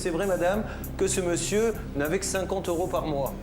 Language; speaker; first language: French; native; French